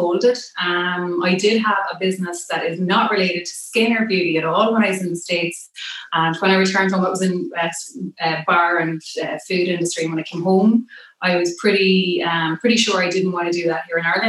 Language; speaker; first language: English; native; English